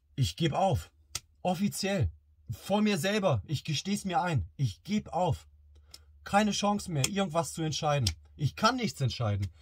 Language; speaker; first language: German; early bilingual, other home language; Bosnian